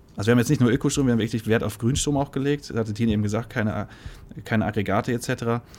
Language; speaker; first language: German; native; German